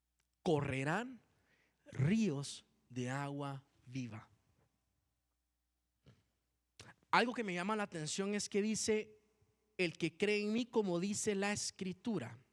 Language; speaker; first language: Spanish; native; Spanish